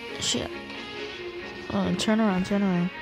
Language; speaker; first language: English; native; English